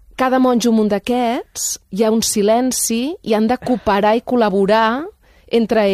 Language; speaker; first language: Catalan; native; Catalan